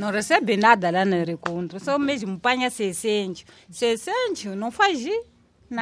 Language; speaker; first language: Portuguese; non-native, local second language; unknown